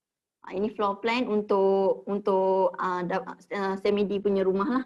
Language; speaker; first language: Malay; native; Malay